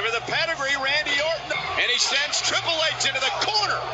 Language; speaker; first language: English; native; English